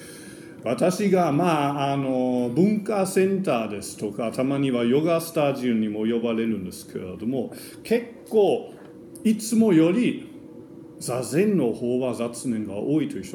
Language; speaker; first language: Japanese; non-native, fluent; German